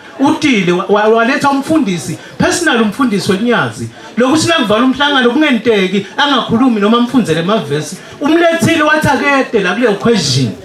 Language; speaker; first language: Zulu; non-native, local second language; Swati